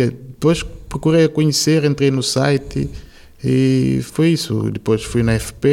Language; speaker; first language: Portuguese; non-native, local second language; Kabuverdianu